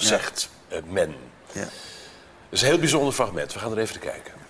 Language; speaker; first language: Dutch; native; Dutch